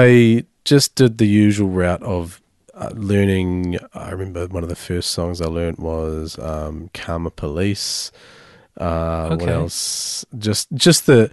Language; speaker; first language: English; native; English